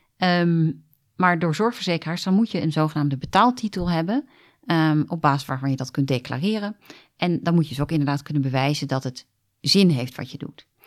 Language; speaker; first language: Dutch; native; Dutch